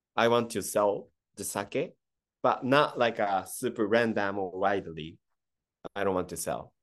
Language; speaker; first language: English; non-native, fluent; Japanese